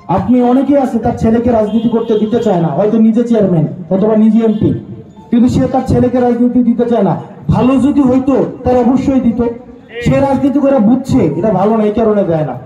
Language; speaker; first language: Bangla; native; Bangla